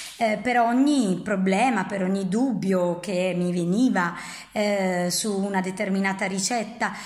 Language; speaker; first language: Italian; native; Italian